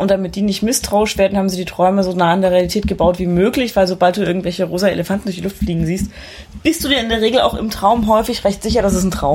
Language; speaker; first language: German; native; German